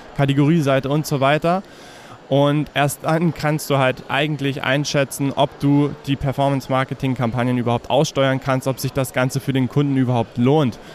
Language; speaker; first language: German; native; German